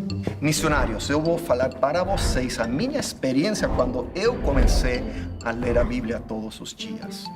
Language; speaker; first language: Portuguese; non-native, fluent; English